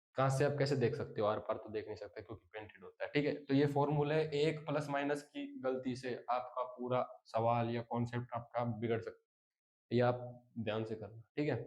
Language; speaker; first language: Hindi; native; Hindi